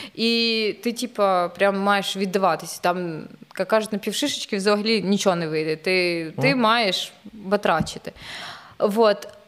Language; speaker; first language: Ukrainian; non-native, local second language; Russian